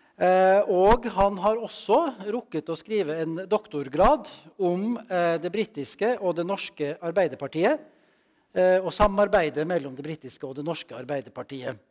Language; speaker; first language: Norwegian; native; Norwegian